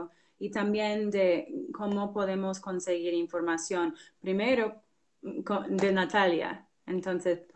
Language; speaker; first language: Spanish; non-native, fluent; English